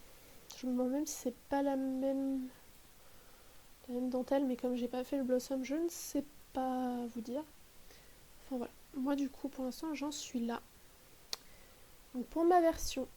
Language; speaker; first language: French; native; French